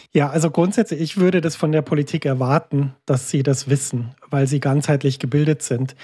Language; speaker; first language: German; native; German